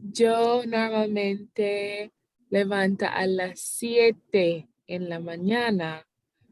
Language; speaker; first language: Spanish; non-native, learner; English